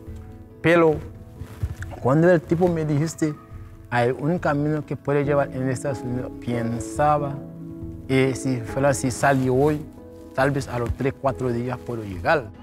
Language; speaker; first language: Spanish; non-native, learner; Haitian Creole